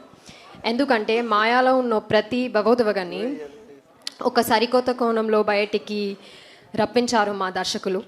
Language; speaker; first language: Telugu; non-native, learner; English